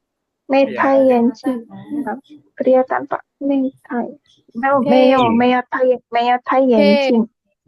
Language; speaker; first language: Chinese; non-native, learner; Indonesian